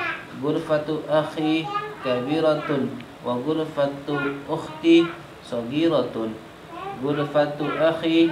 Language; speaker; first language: Arabic; non-native, learner; Indonesian